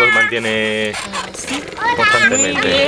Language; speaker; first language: Spanish; native; Spanish